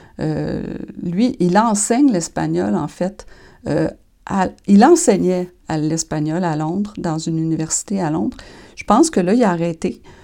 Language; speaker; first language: French; native; French